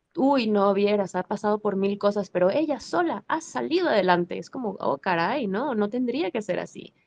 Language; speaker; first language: Spanish; native; Spanish